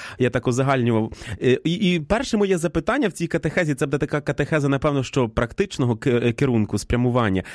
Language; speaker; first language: Ukrainian; native; Ukrainian